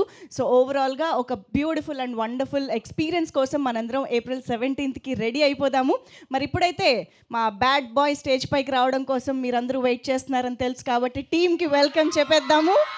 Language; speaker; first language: Telugu; native; Telugu